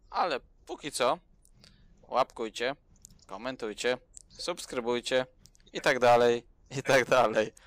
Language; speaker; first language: Polish; native; Polish